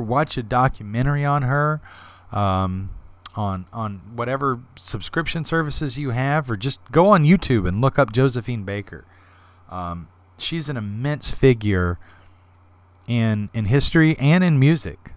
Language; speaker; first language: English; native; English